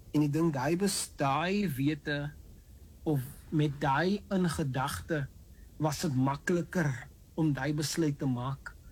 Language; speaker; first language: Afrikaans; native; Afrikaans